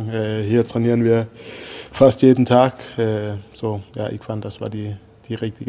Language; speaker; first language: German; non-native, fluent; Danish